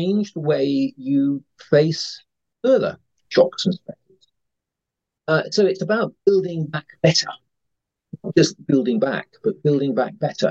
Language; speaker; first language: English; native; English